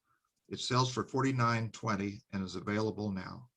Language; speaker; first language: English; native; English